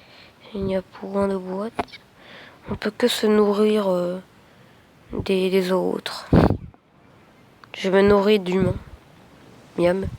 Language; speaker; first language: French; native; French